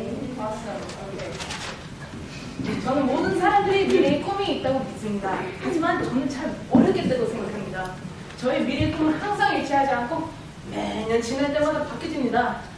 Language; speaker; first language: Korean; early bilingual, heritage; Korean